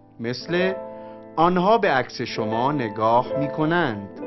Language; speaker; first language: Persian; native; Persian